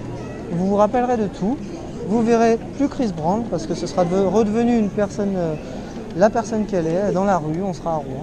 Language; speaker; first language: French; native; French